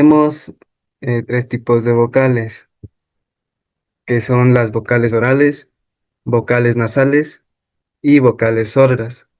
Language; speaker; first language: Spanish; non-native, local second language; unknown